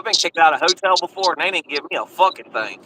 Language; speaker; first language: English; native; English